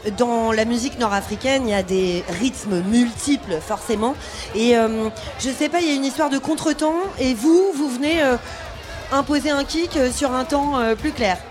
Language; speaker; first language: French; native; French